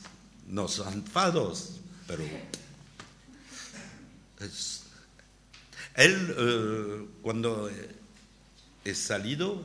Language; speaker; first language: Spanish; non-native, learner; French